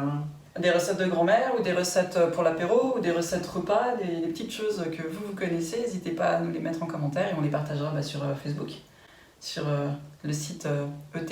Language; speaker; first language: French; native; French